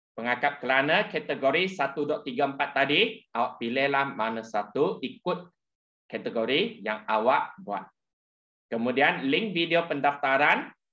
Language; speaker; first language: Malay; non-native, local second language; Chinese